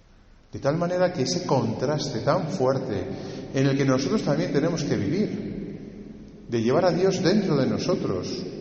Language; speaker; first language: Spanish; native; Spanish